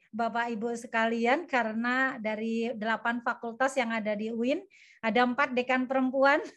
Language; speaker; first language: Indonesian; native; Indonesian